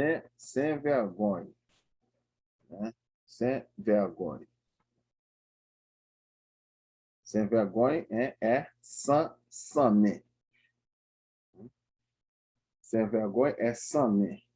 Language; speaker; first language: Portuguese; non-native, fluent; Haitian Creole